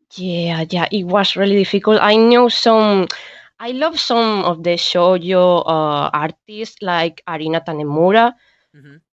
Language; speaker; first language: English; non-native, learner; Spanish